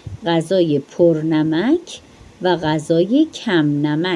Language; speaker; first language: Persian; non-native, fluent; Urdu